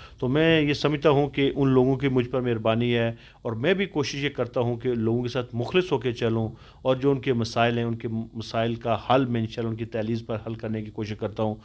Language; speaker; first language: Urdu; non-native, local second language; Pahari-Potwari